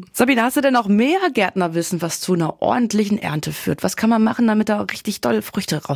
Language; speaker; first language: German; native; German